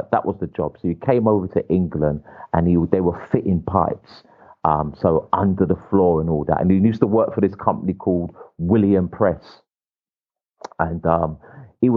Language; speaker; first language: English; native; English